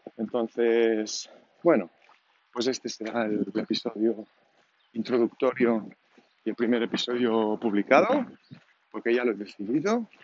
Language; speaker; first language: Spanish; non-native, local second language; Catalan